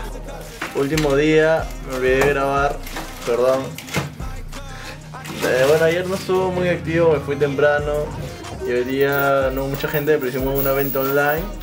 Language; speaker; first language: Spanish; native; Spanish